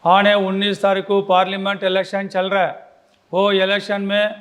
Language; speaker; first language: Hindi; non-native, local second language; Tamil